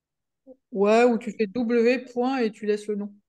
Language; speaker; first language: French; native; French